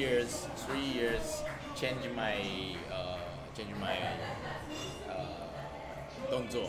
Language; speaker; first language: English; non-native, learner; Japanese